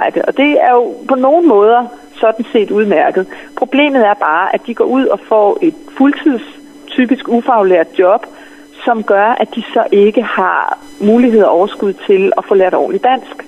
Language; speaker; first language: Danish; native; Danish